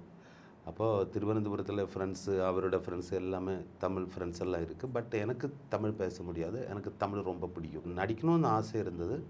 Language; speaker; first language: Tamil; non-native, learner; Malayalam